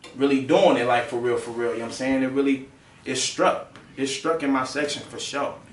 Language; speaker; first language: English; native; English